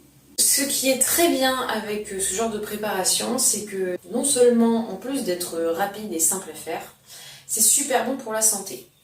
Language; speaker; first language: French; native; French